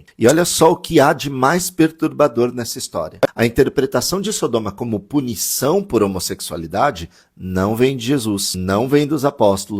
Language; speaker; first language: Portuguese; native; Portuguese